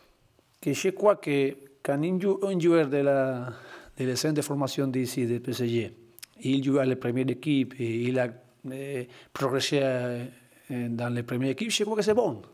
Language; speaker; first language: French; non-native, learner; Spanish